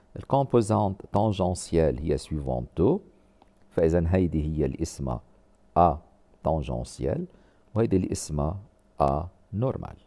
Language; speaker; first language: French; non-native, local second language; Arabic